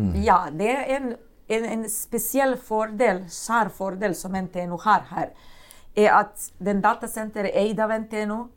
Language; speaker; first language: Norwegian; non-native, fluent; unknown